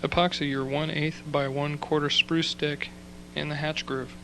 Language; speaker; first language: English; native; English